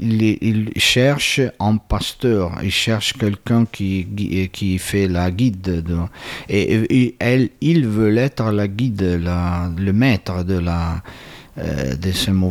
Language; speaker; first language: French; non-native, fluent; Italian